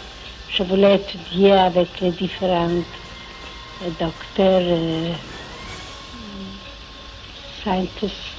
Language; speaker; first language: French; non-native, fluent; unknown